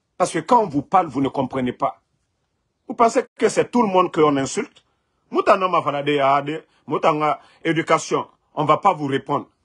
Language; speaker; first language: French; non-native, local second language; Mandingo